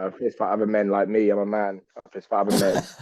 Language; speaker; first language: English; native; English